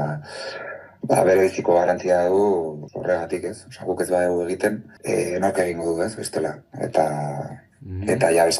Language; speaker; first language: Basque; native; Basque